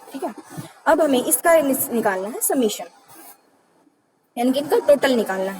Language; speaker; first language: Hindi; native; Hindi